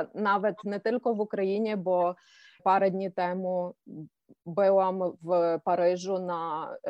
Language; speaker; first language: Polish; non-native, fluent; Ukrainian